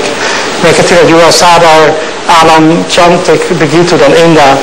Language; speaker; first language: Indonesian; non-native, fluent; Dutch